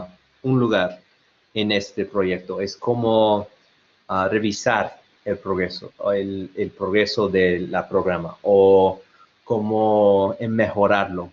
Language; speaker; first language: Spanish; non-native, learner; English